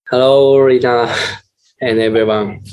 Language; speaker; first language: English; non-native, learner; Japanese